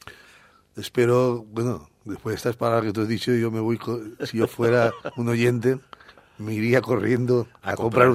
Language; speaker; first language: Spanish; native; Spanish